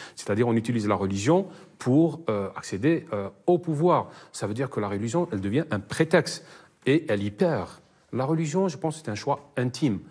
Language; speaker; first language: French; non-native, local second language; Arabic